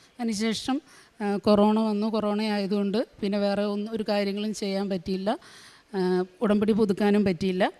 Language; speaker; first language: Malayalam; native; Malayalam